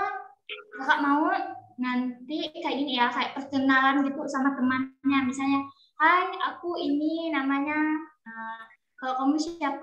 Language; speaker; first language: Indonesian; native; Indonesian